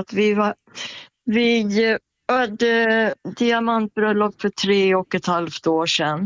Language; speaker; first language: Swedish; native; Swedish